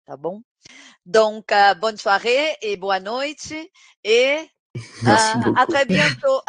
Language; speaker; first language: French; non-native, fluent; Portuguese